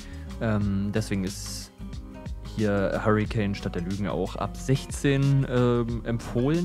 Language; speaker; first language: German; native; German